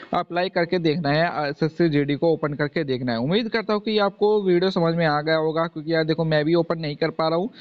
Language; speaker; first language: Hindi; native; Hindi